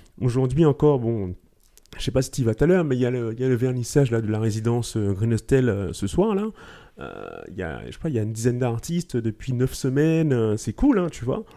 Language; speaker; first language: French; native; French